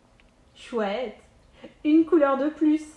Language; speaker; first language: French; native; French